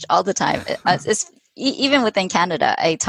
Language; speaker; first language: English; native; English